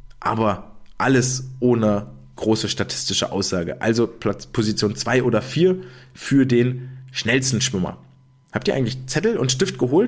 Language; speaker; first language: German; native; German